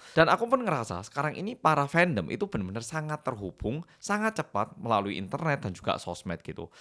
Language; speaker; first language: Indonesian; early bilingual, other home language; Korean